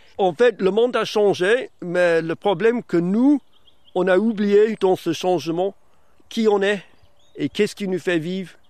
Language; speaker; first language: French; early bilingual, other home language; English